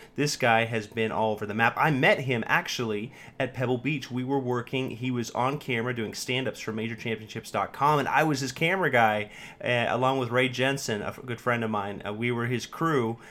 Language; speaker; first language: English; native; English